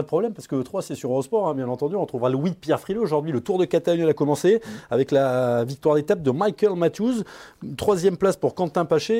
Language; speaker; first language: French; native; French